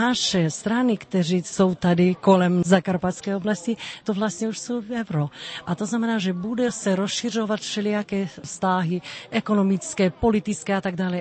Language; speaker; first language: Czech; non-native, fluent; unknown